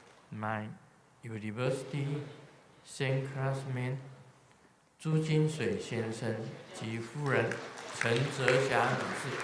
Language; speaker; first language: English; non-native, learner; Chinese